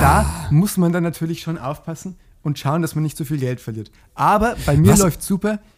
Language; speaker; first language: German; native; German